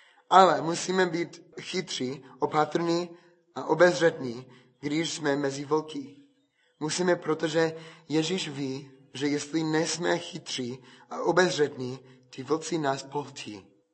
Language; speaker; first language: Czech; non-native, fluent; English